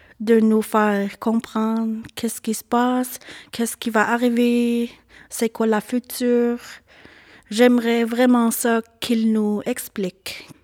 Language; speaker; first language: French; non-native, local second language; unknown